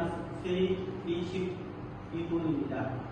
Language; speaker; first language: Korean; non-native, learner; Khmer